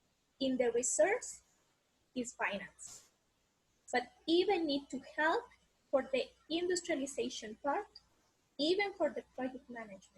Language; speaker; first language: English; non-native, learner; Spanish